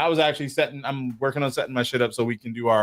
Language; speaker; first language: English; native; English